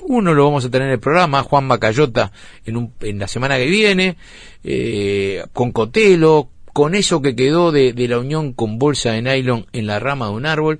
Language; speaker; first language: Spanish; native; Spanish